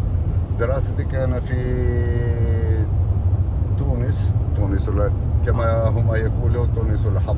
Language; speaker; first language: Arabic; non-native, fluent; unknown